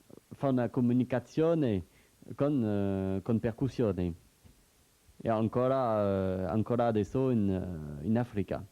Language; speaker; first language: Italian; non-native, learner; French